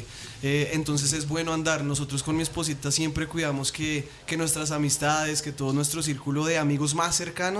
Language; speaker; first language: Spanish; native; Spanish